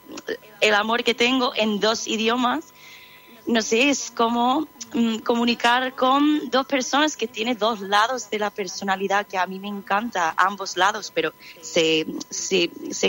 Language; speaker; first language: Spanish; non-native, fluent; English